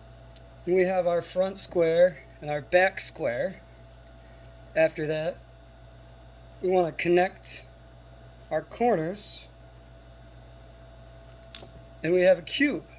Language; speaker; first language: English; native; English